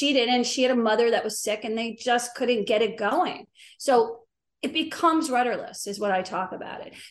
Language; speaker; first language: English; native; English